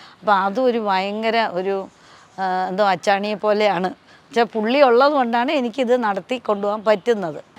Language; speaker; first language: Malayalam; non-native, local second language; Tamil